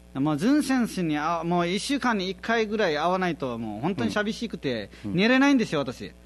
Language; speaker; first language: Japanese; non-native, fluent; Nepali